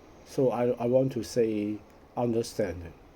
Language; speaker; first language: English; non-native, learner; Cantonese